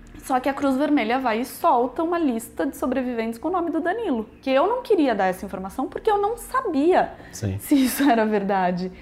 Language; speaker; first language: Portuguese; native; Portuguese